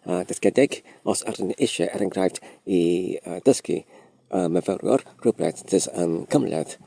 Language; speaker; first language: Welsh; non-native, learner; Polish